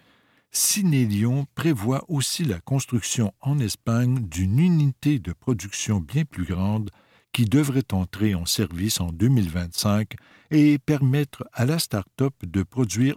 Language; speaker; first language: French; native; French